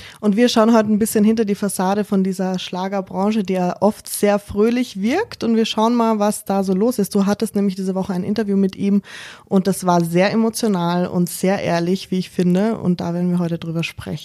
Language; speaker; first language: German; native; German